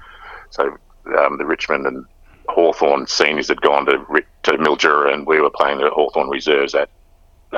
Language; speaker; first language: English; native; English